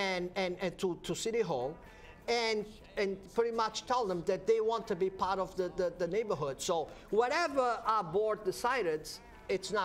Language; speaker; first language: English; non-native, fluent; Portuguese